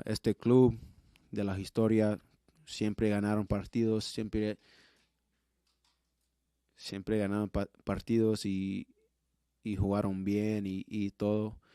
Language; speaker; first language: Spanish; early bilingual, heritage; Spanish